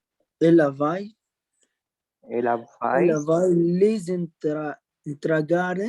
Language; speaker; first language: Portuguese; non-native, learner; Arabic